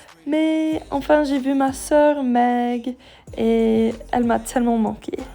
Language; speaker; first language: French; non-native, learner; English